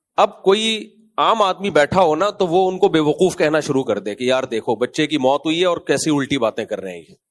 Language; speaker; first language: Urdu; native; Urdu